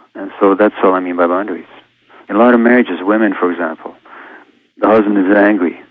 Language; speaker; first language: English; early bilingual, other home language; Hungarian